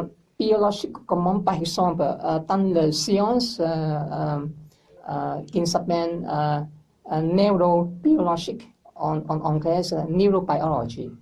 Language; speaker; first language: French; non-native, learner; English